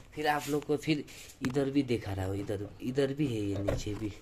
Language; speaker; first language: Hindi; non-native, local second language; Nepali